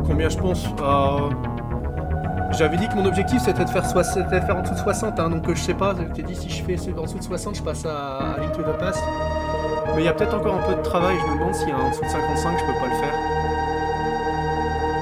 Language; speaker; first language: French; native; French